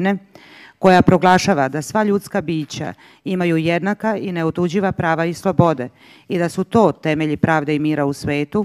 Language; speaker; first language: Croatian; native; Croatian